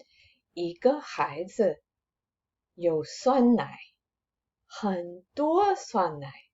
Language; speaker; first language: Chinese; non-native, fluent; English